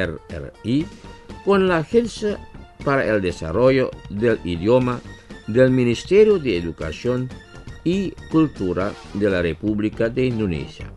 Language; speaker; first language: Spanish; non-native, fluent; Indonesian